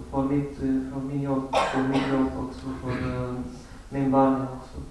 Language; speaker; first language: Swedish; non-native, learner; Arabic